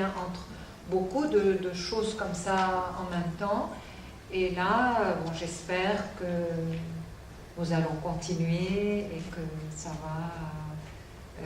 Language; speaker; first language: French; non-native, local second language; Arabic